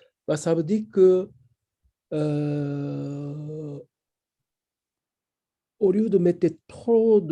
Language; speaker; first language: French; non-native, fluent; Japanese